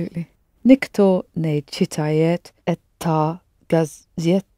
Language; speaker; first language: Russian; non-native, learner; English